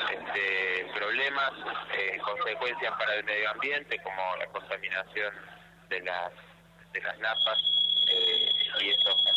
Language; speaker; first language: Spanish; native; Spanish